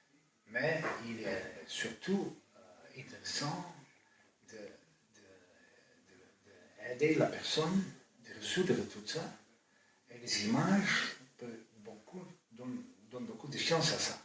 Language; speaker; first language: French; non-native, fluent; Dutch